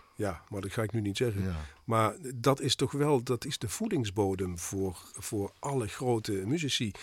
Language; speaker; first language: Dutch; native; Dutch